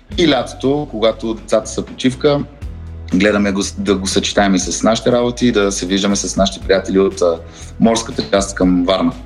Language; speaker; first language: Bulgarian; early bilingual, heritage; Bulgarian